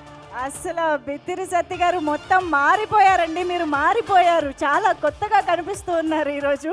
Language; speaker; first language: Telugu; native; Telugu